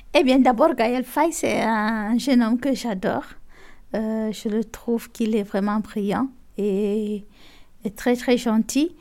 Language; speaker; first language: French; non-native, local second language; Fula